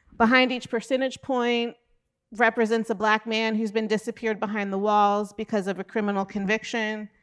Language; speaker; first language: English; native; English